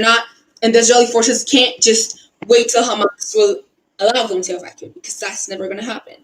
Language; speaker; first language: English; non-native, fluent; Hebrew